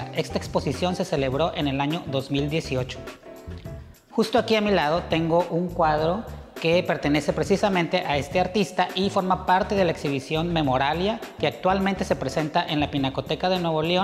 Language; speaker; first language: Spanish; native; Spanish